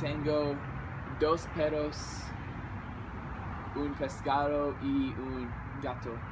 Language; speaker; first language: Spanish; non-native, learner; English